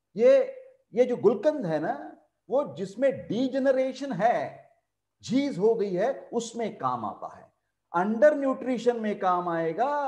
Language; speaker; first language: Hindi; non-native, local second language; Marathi